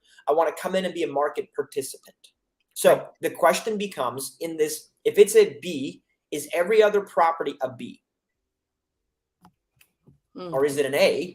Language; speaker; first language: English; native; English